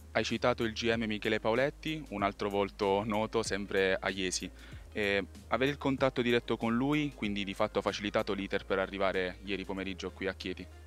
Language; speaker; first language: Italian; native; Italian